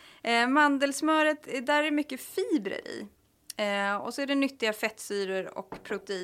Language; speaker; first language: Swedish; native; Swedish